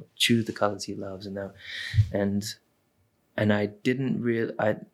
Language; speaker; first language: English; native; English